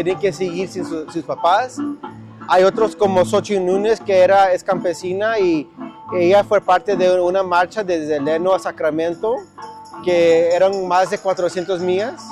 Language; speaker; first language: Spanish; early bilingual, heritage; Spanish